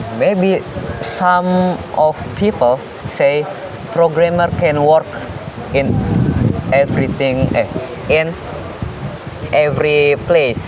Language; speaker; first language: English; non-native, learner; Indonesian